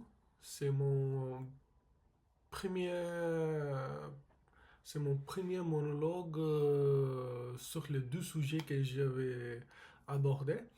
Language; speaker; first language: French; non-native, learner; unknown